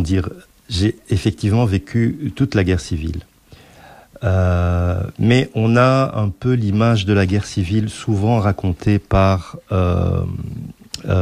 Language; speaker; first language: French; non-native, local second language; Arabic